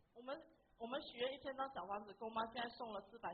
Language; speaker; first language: Chinese; native; Chinese